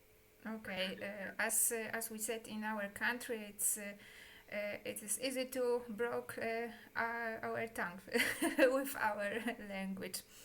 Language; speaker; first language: English; non-native, learner; Polish